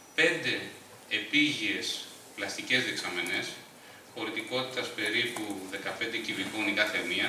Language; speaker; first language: Greek; native; Greek